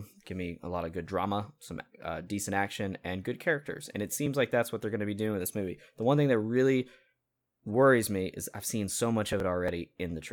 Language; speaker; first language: English; native; English